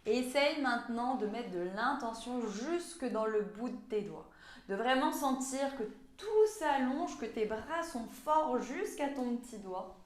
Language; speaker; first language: French; native; French